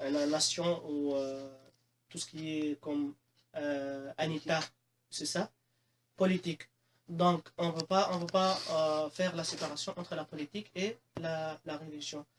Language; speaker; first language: French; non-native, local second language; Arabic